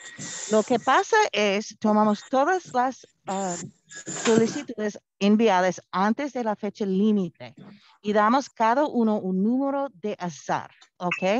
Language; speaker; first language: Spanish; non-native, fluent; English